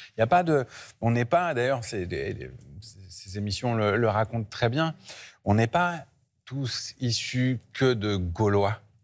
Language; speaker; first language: French; early bilingual, other home language; Hebrew